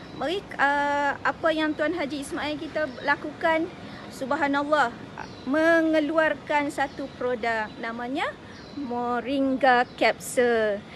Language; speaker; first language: Malay; native; Malay